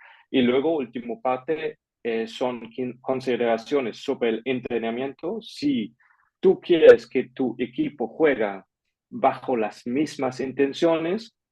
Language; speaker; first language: Spanish; non-native, fluent; German